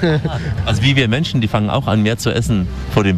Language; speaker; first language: German; native; German